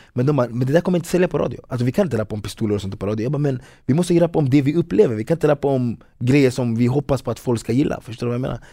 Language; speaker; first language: Swedish; early bilingual, other home language; Ganda